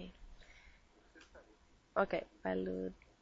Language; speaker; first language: Italian; non-native, learner; Spanish